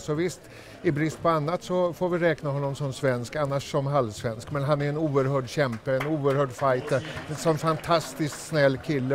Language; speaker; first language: Swedish; native; Swedish